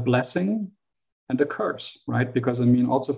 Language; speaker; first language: English; non-native, fluent; German